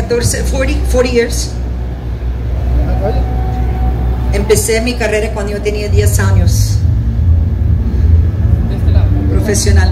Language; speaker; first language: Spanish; early bilingual, heritage; English